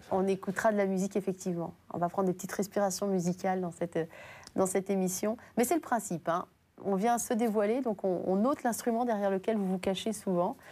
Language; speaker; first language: French; native; French